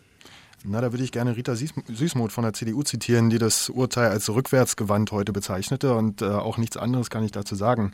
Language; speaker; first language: German; native; German